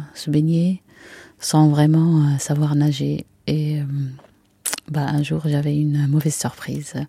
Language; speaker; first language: French; non-native, fluent; Arabic